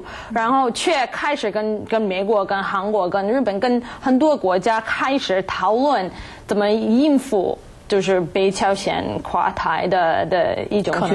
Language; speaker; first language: Chinese; non-native, fluent; English